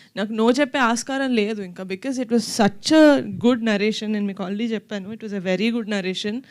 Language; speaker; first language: Telugu; native; Telugu